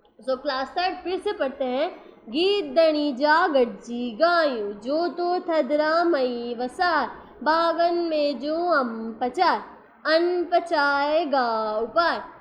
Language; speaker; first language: Urdu; native; Urdu